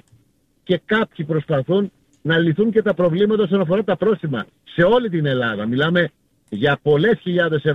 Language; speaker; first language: Greek; native; Greek